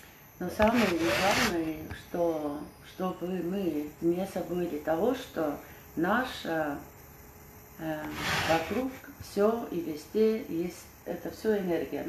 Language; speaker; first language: Russian; non-native, fluent; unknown